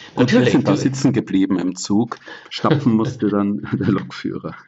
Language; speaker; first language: German; native; German